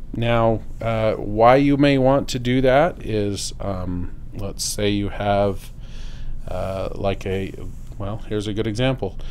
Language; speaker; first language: English; native; English